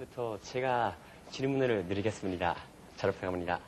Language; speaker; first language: Korean; non-native, fluent; Japanese